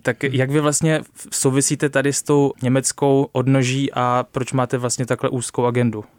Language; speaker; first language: Czech; native; Czech